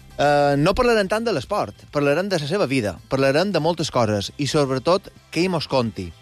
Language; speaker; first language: Catalan; native; Catalan